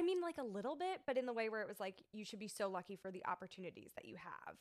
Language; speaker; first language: English; native; English